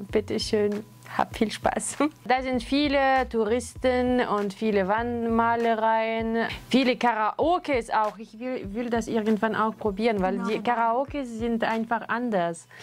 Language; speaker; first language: German; non-native, fluent; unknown